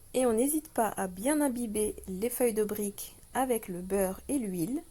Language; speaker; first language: French; non-native, local second language; Arabic